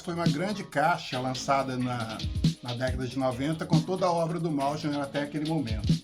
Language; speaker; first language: Portuguese; native; Portuguese